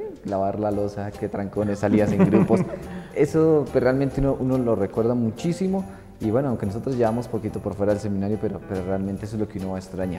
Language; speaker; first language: Spanish; native; Spanish